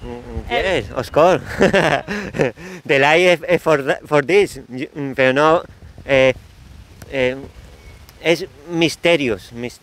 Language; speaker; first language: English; non-native, learner; Spanish